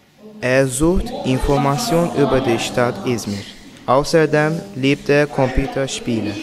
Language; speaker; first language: German; non-native, learner; Turkish